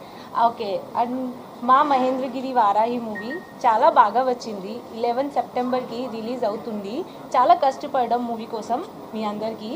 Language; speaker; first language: Telugu; non-native, learner; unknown